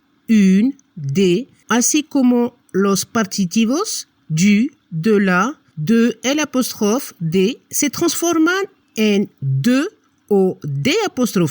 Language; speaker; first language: Spanish; non-native, fluent; French